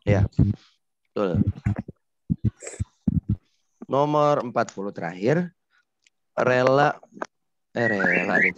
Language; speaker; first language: Indonesian; native; Indonesian